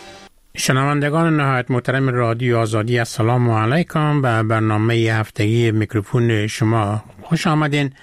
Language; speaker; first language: Persian; native; Persian